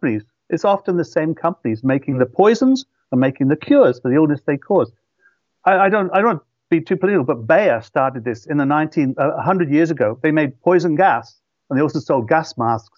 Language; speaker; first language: English; native; English